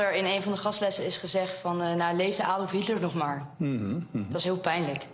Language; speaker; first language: Dutch; native; Dutch